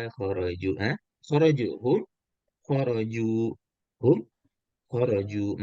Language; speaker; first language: Arabic; non-native, fluent; Indonesian